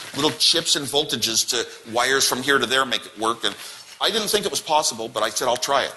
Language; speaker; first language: English; native; English